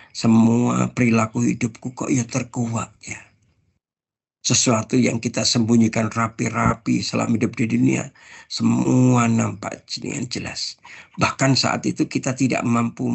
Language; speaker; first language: Indonesian; native; Indonesian